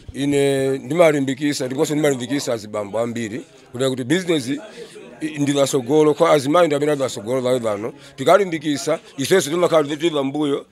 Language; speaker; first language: Nyanja; native; Nyanja